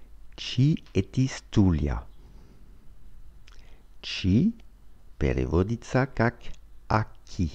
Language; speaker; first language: Russian; non-native, learner; French